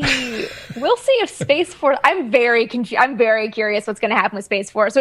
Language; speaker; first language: English; native; English